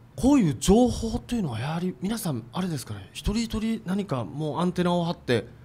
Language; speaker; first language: Japanese; native; Japanese